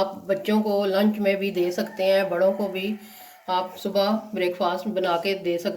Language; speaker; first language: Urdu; non-native, local second language; Punjabi